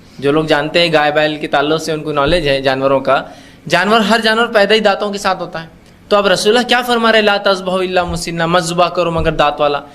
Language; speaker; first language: Urdu; native; Urdu